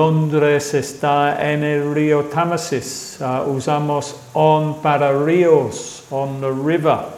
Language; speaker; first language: Spanish; non-native, fluent; English